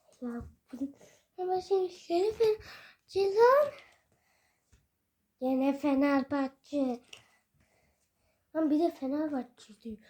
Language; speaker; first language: Turkish; early bilingual, heritage; Turkish